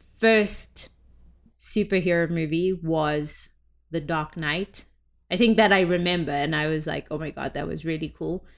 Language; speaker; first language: English; native; English